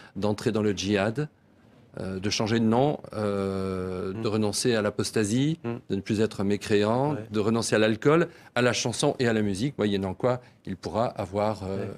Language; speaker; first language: French; native; French